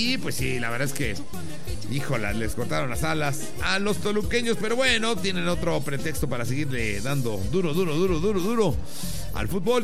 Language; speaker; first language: Spanish; native; Spanish